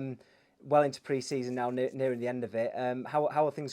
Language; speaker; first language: English; native; English